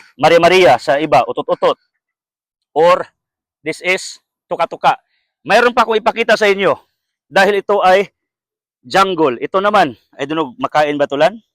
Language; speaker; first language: Filipino; non-native, local second language; Cebuano